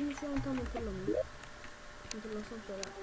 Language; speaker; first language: Turkish; native; Turkish